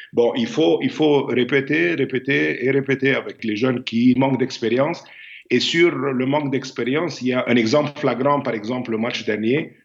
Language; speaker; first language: French; non-native, fluent; Arabic